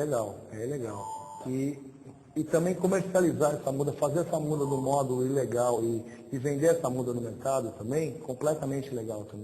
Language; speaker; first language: Portuguese; native; Portuguese